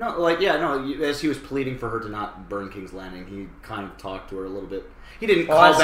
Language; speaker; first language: English; native; English